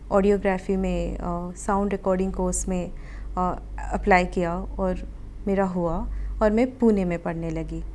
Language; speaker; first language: Hindi; non-native, local second language; Odia